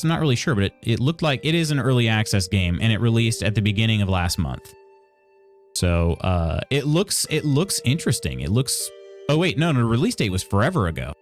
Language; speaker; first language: English; native; English